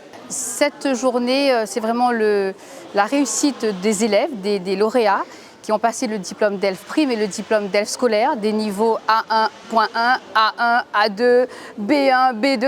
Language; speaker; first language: French; native; French